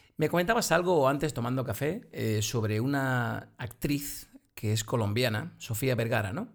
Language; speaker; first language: Spanish; native; Spanish